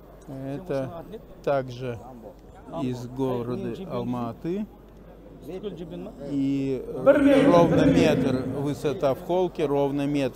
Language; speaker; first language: Russian; native; Russian